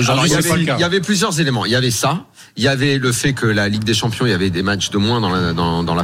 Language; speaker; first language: French; native; French